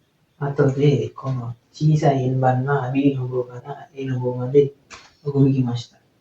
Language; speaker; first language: Japanese; non-native, learner; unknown